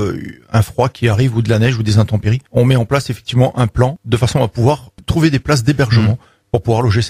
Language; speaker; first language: French; native; French